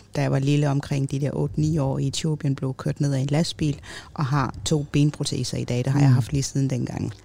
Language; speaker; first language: Danish; early bilingual, other home language; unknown